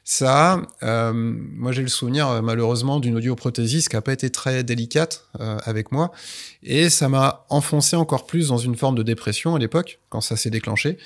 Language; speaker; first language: French; native; French